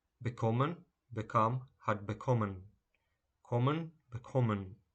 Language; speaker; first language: German; non-native, fluent; Ukrainian